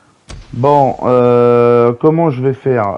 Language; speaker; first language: French; native; French